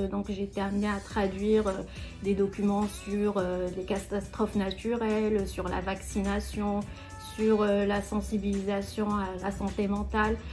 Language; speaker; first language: French; non-native, local second language; Arabic